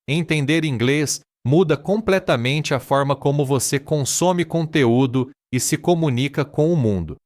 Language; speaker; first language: Portuguese; native; Portuguese